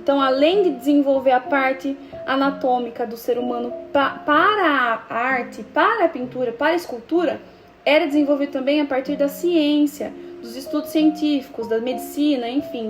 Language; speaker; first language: Portuguese; native; Portuguese